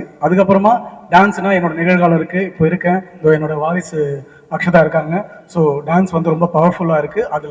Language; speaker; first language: Tamil; native; Tamil